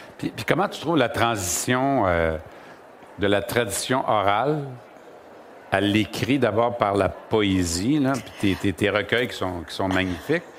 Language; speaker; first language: French; native; French